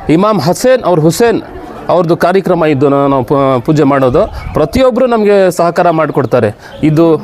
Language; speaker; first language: Kannada; non-native, local second language; Urdu